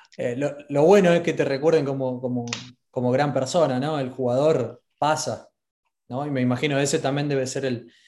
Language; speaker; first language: Spanish; native; Spanish